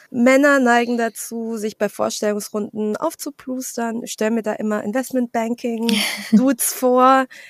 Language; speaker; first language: German; early bilingual, other home language; Vietnamese